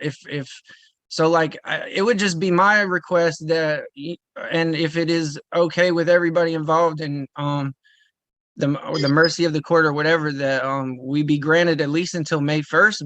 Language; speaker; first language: English; native; English